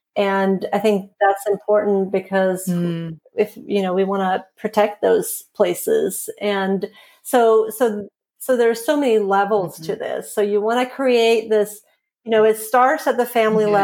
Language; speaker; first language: English; non-native, fluent; Swedish